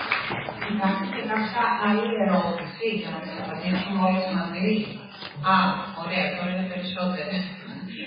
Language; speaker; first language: Greek; native; Greek